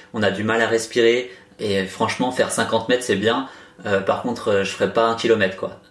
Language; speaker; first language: French; native; French